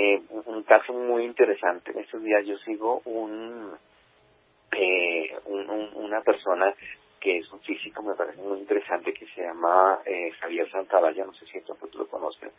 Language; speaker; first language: Spanish; native; Spanish